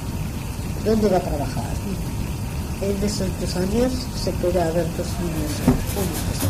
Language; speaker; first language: Spanish; non-native, learner; Arabic